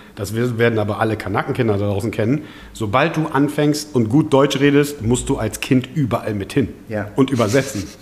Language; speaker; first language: German; native; German